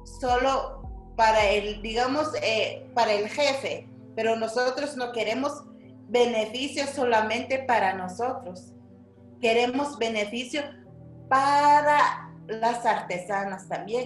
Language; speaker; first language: Spanish; non-native, local second language; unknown